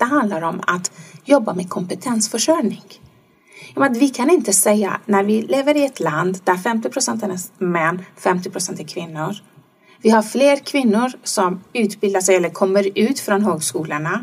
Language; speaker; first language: Swedish; non-native, fluent; Persian